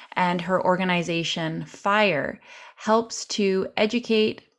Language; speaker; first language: English; native; English